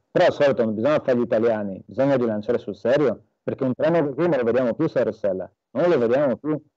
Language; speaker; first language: Italian; native; Italian